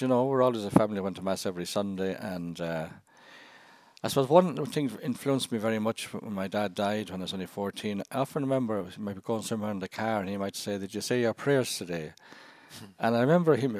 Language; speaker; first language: English; native; English